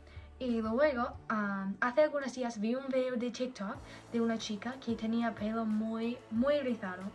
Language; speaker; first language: Spanish; non-native, learner; English